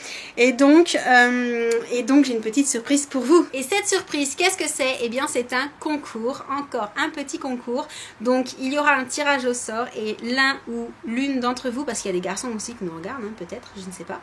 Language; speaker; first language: French; native; French